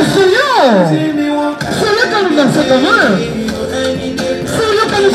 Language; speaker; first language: French; non-native, local second language; Kinyarwanda